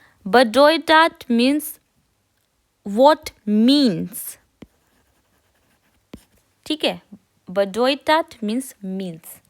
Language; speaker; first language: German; non-native, fluent; Hindi